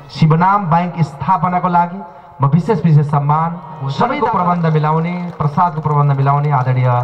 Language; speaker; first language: Nepali; native; Nepali